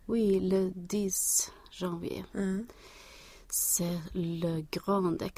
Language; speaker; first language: French; non-native, learner; Swedish